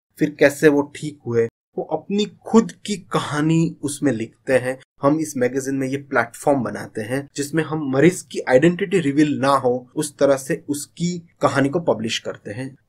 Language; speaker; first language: Hindi; non-native, local second language; Gujarati